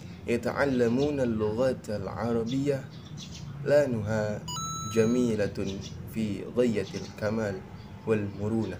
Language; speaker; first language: Arabic; non-native, learner; Indonesian